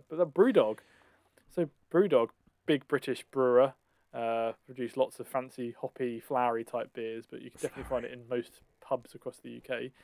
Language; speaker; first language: English; native; English